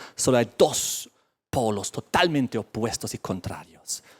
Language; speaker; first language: Spanish; native; Spanish